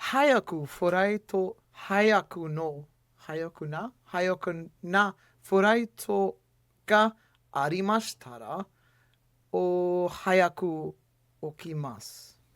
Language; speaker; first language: Japanese; non-native, learner; English